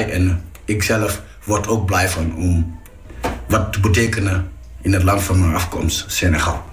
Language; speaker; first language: Dutch; non-native, fluent; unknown